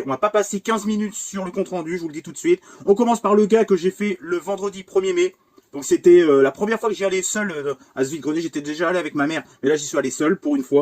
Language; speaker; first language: French; native; French